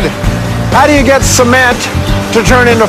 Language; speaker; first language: English; native; English